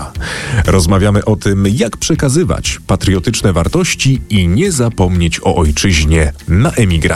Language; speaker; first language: Polish; native; Polish